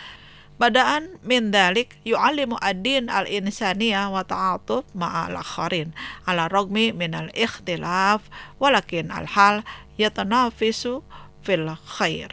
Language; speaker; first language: Arabic; non-native, fluent; Indonesian